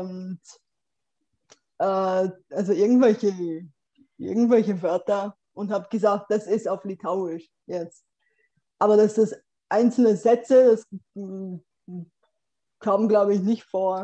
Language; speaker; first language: German; non-native, fluent; Bulgarian